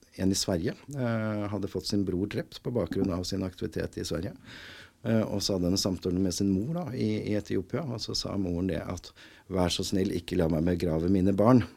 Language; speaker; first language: Norwegian; native; Norwegian